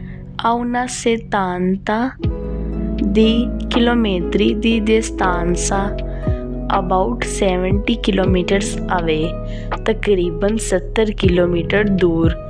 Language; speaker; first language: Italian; non-native, learner; Urdu